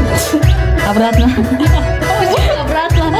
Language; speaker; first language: Russian; non-native, learner; Japanese